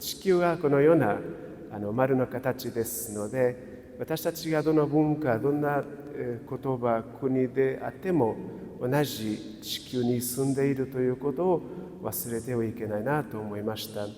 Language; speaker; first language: Japanese; non-native, fluent; Portuguese